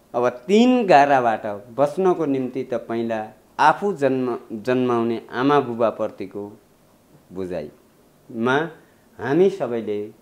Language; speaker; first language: Nepali; native; Nepali